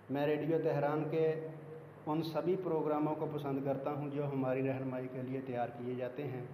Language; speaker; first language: Urdu; non-native, local second language; Punjabi